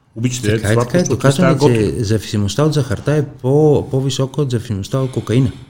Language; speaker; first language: Bulgarian; non-native, fluent; Greek